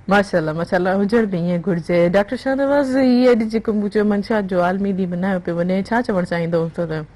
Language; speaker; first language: Sindhi; native; Sindhi